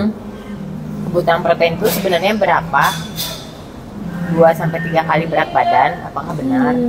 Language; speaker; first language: Indonesian; native; Indonesian